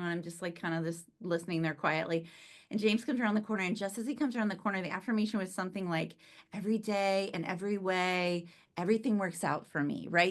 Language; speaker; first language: English; native; English